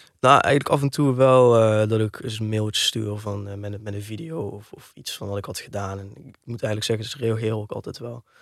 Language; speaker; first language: Dutch; native; Dutch